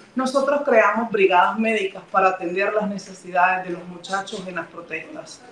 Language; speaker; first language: Spanish; native; Spanish